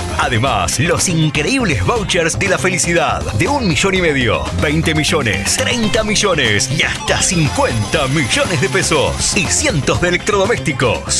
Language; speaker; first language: Spanish; native; Spanish